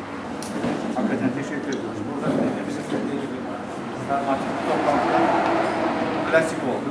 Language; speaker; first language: Turkish; native; Turkish